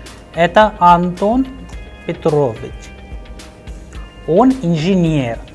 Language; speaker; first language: Russian; non-native, fluent; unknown